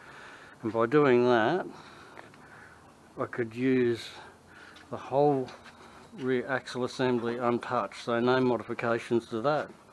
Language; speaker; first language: English; native; English